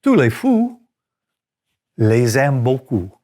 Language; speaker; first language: French; non-native, fluent; English